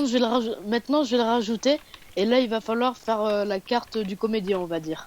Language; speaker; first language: French; native; French